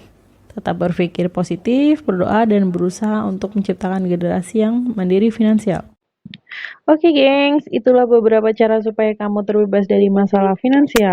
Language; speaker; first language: Indonesian; native; Indonesian